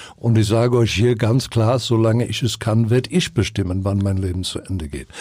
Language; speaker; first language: German; non-native, fluent; English